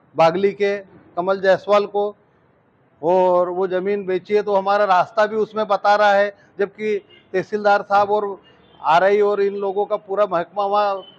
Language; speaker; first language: Hindi; native; Hindi